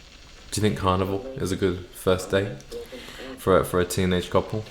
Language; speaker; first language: English; native; English